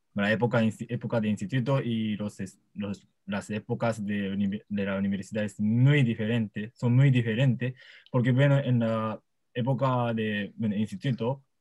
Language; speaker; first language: Spanish; non-native, learner; Japanese